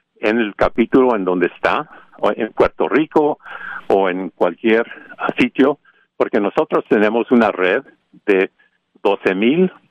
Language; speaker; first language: Spanish; early bilingual, heritage; Spanish